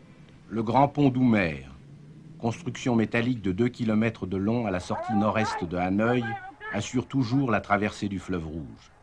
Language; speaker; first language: French; native; French